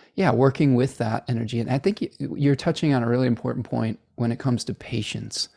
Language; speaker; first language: English; native; English